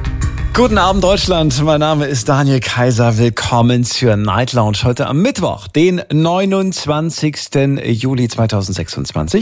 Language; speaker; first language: German; native; German